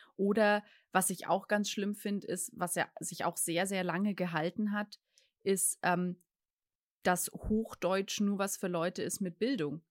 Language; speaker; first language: German; native; German